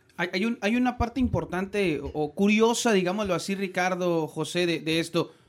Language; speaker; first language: Spanish; native; Spanish